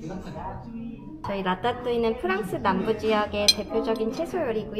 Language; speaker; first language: Korean; native; Korean